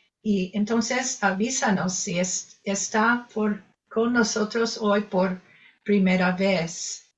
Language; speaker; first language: Spanish; non-native, fluent; English